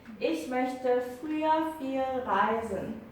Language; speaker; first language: German; non-native, fluent; Korean